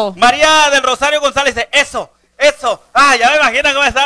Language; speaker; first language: Spanish; native; Spanish